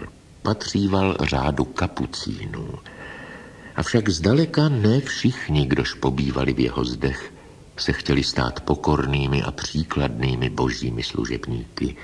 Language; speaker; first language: Czech; native; Czech